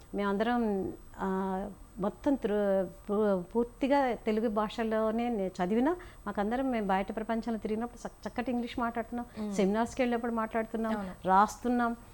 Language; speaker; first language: Telugu; native; Telugu